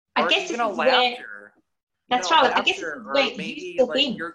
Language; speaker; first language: English; native; English